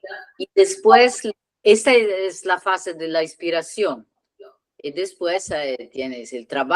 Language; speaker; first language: Spanish; non-native, learner; Italian